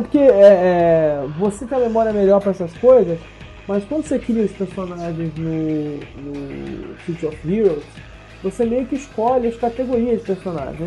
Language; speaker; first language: Portuguese; native; Portuguese